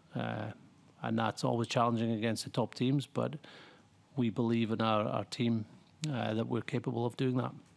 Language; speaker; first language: English; native; English